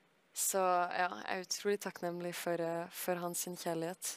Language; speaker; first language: Norwegian; early bilingual, heritage; French